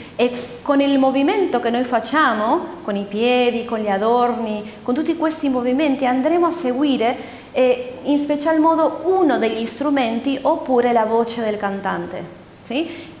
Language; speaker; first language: Italian; early bilingual, other home language; Spanish